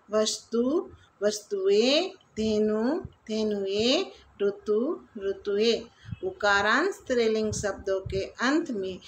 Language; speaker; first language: Hindi; non-native, local second language; Gujarati